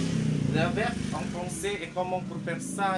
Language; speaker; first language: French; non-native, learner; Indonesian